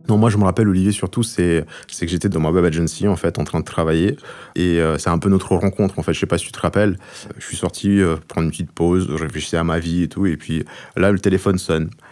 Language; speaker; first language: French; early bilingual, other home language; Russian